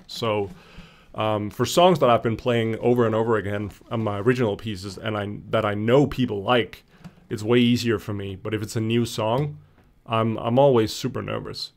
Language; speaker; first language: English; non-native, fluent; Danish